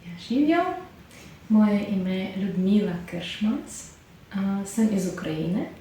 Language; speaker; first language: Slovenian; non-native, learner; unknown